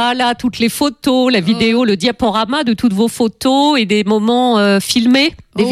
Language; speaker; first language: French; native; French